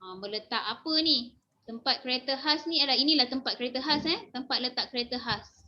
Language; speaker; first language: Malay; native; Malay